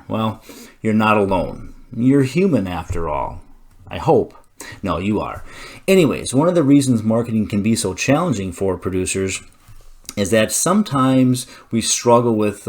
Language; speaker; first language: English; native; English